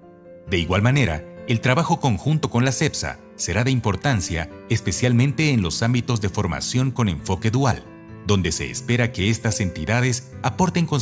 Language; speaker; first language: Spanish; native; Spanish